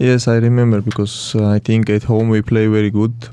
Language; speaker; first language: English; non-native, learner; Georgian